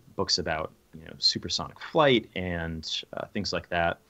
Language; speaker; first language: English; native; English